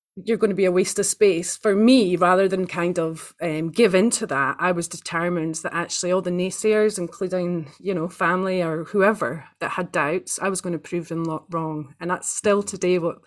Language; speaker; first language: English; native; English